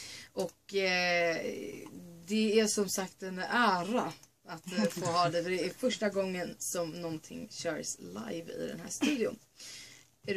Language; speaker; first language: Swedish; native; Swedish